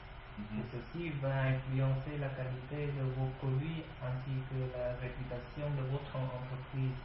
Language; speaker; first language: French; non-native, learner; Vietnamese